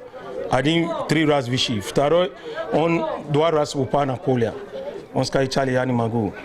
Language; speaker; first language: Russian; non-native, learner; Tajik